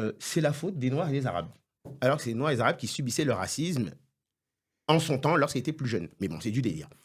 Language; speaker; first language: French; non-native, local second language; Haitian Creole